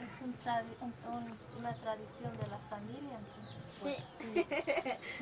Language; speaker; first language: Spanish; non-native, fluent; English